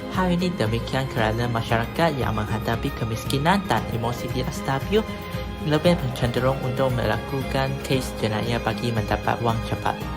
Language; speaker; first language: Malay; non-native, local second language; Chinese